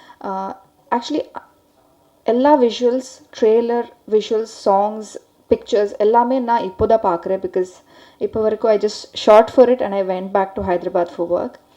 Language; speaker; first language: Tamil; non-native, learner; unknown